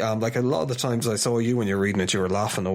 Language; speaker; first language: English; native; English